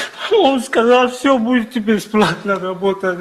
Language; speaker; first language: Russian; non-native, learner; Tajik